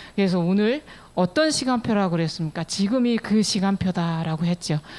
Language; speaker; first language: Korean; native; Korean